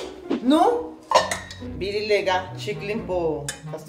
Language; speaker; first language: Swedish; non-native, learner; Spanish